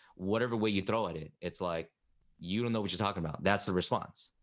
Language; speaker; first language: English; native; English